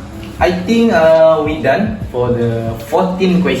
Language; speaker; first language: English; non-native, local second language; Malay